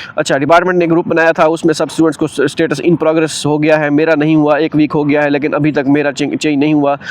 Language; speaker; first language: Urdu; non-native, local second language; Saraiki